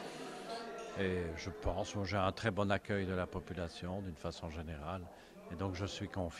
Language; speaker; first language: French; native; French